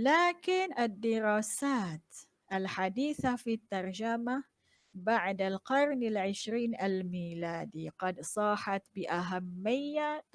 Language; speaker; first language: Arabic; non-native, fluent; Malay